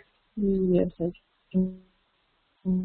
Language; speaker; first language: English; non-native, fluent; Russian